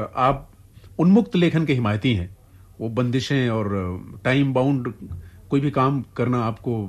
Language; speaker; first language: Hindi; native; Hindi